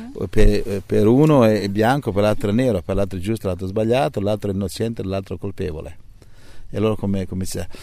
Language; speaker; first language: Italian; native; Italian